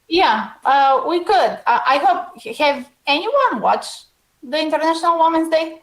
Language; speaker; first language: English; non-native, fluent; Bulgarian